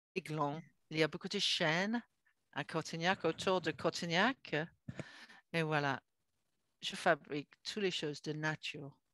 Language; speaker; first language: French; non-native, learner; English